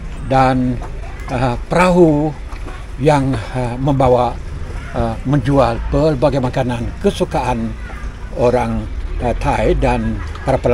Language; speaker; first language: Malay; native; Malay